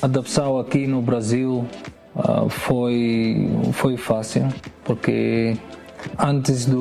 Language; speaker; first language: Portuguese; non-native, learner; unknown